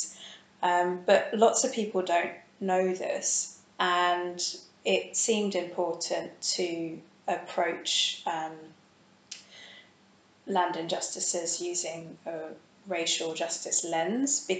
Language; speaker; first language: English; native; English